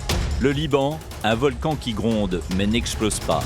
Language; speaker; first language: French; native; French